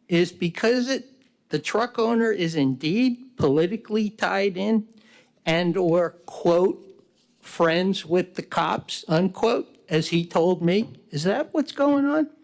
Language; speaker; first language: English; native; English